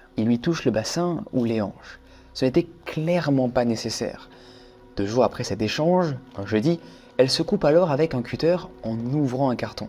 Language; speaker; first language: French; native; French